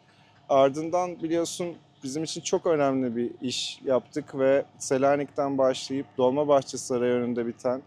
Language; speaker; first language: Turkish; native; Turkish